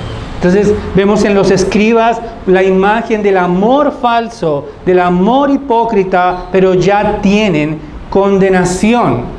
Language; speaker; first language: Spanish; native; Spanish